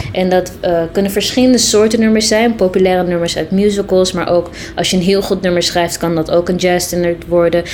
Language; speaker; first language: Dutch; early bilingual, other home language; Tigrinya